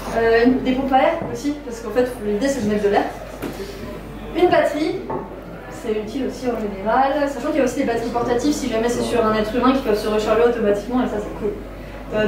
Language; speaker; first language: French; native; French